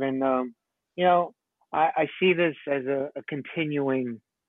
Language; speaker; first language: English; early bilingual, other home language; Spanish